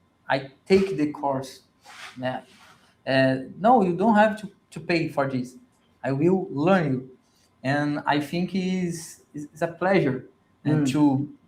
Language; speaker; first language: English; non-native, learner; Portuguese